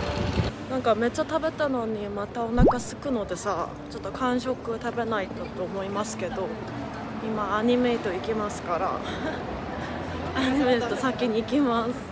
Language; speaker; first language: Japanese; non-native, fluent; Korean